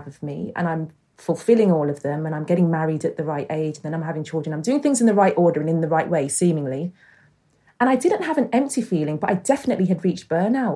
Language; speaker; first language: English; native; English